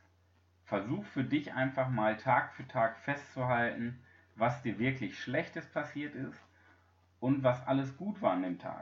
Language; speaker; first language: German; native; German